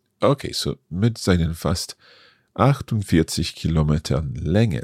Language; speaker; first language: German; non-native, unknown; English